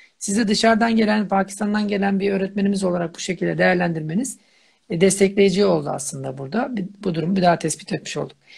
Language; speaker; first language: Turkish; native; Turkish